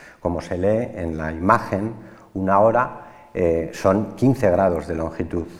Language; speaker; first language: Spanish; native; Spanish